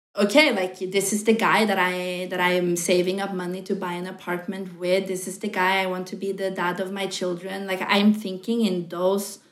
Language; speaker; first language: English; non-native, fluent; Norwegian